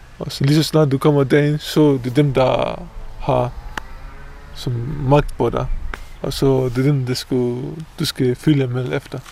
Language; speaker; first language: Danish; non-native, fluent; Pashto